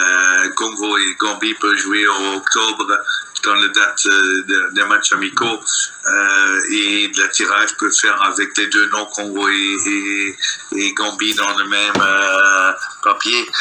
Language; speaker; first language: French; non-native, local second language; Dutch